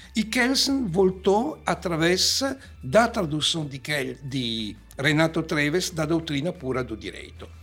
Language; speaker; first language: Portuguese; non-native, fluent; Italian